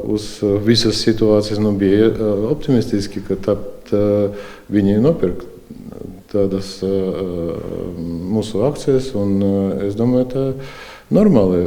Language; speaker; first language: Latvian; non-native, local second language; Russian